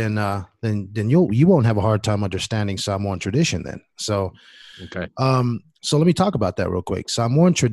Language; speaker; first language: English; non-native, fluent; Samoan